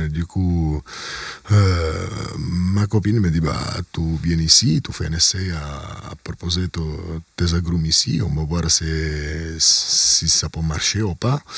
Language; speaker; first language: French; non-native, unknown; Italian